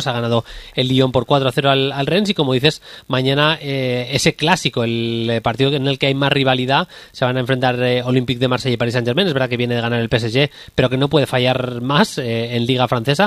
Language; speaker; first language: Spanish; native; Spanish